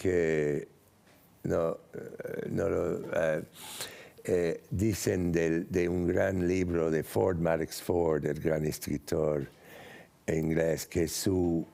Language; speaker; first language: Spanish; non-native, fluent; English